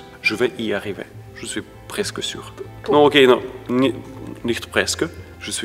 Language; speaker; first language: French; non-native, learner; Ukrainian